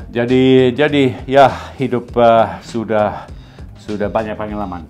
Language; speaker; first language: Indonesian; non-native, fluent; English